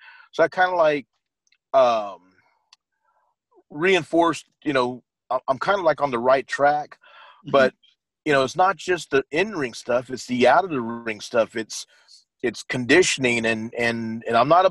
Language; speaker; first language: English; native; English